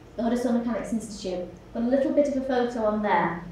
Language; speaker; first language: English; native; English